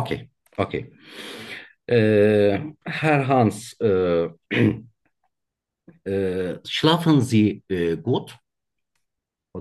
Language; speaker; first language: German; non-native, learner; Turkish